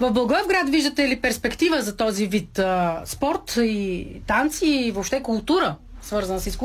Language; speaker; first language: Bulgarian; native; Bulgarian